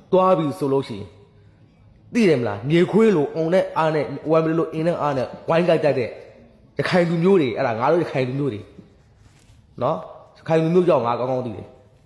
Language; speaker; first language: Burmese; native; Burmese